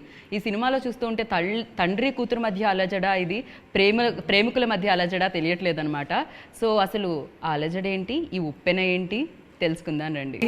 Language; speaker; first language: Telugu; native; Telugu